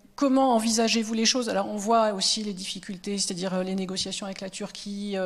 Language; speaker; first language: French; native; French